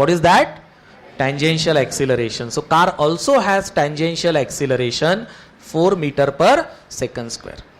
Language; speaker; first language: English; non-native, local second language; Marathi